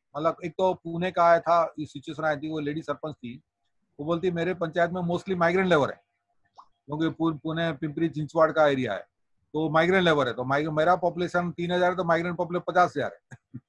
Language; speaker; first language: Hindi; non-native, local second language; Odia